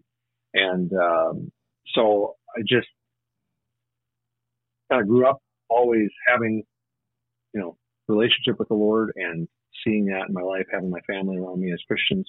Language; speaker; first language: English; native; English